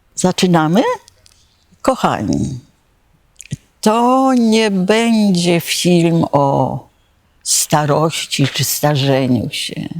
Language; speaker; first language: Polish; native; Polish